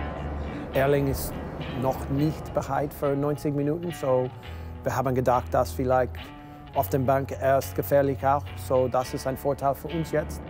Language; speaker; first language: German; non-native, learner; English